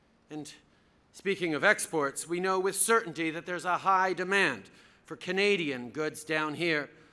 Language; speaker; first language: English; early bilingual, other home language; French